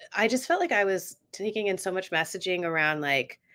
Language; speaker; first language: English; native; English